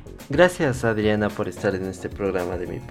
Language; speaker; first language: Spanish; native; Spanish